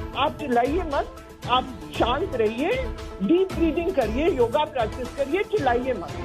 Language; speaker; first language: Hindi; non-native, local second language; English